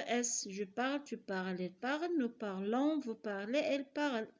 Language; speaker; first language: French; non-native, local second language; Arabic